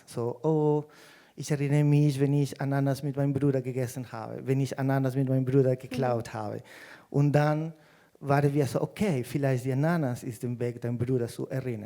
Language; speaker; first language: German; non-native, fluent; Spanish